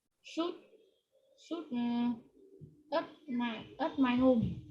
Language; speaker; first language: English; non-native, learner; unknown